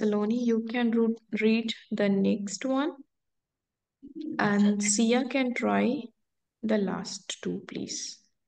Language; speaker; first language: English; non-native, local second language; Hindi